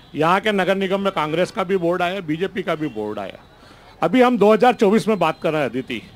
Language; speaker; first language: Hindi; native; Hindi